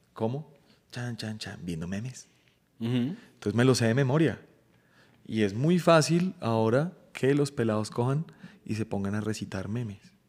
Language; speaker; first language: Spanish; native; Spanish